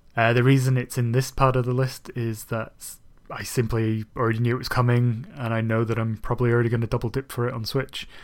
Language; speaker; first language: English; native; English